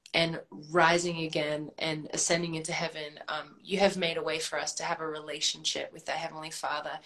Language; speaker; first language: English; native; English